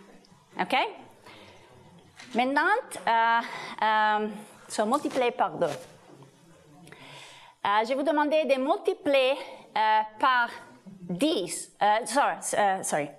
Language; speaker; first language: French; non-native, learner; Italian